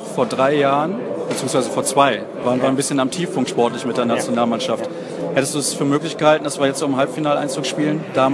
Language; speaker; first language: German; native; German